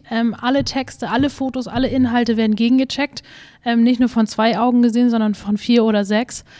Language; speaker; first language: German; native; German